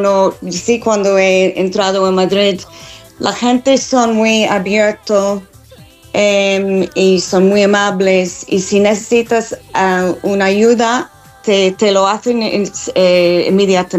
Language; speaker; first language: Spanish; non-native, fluent; English